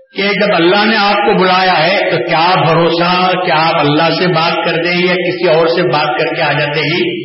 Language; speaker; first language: Urdu; native; Urdu